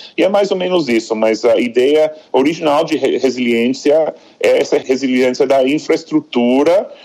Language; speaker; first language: Portuguese; non-native, fluent; English